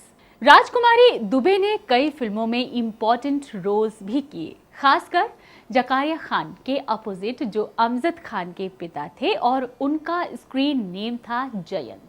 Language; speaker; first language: Hindi; native; Hindi